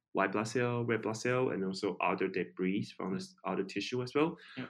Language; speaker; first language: English; non-native, fluent; Chinese